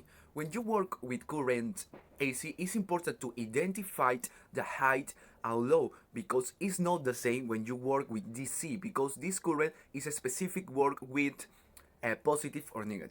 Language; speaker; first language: English; non-native, learner; Spanish